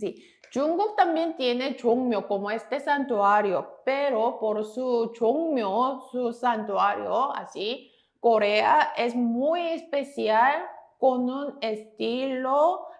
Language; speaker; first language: Spanish; non-native, fluent; Korean